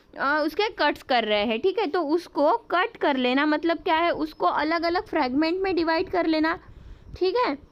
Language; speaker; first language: Hindi; non-native, local second language; Marathi